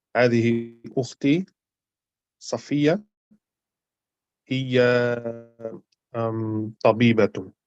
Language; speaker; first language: Arabic; non-native, learner; English